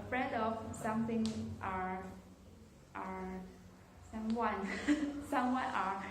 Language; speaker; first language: English; non-native, learner; Chinese